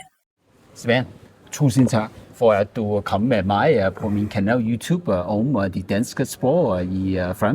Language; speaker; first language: Danish; non-native, learner; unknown